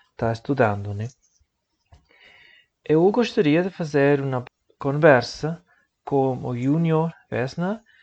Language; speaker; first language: Portuguese; non-native, learner; Spanish